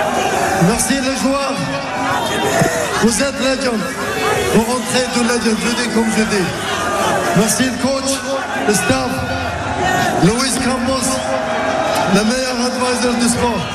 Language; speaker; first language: French; non-native, learner; Arabic